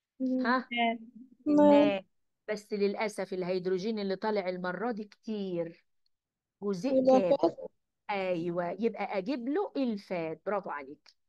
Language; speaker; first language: Arabic; native; Arabic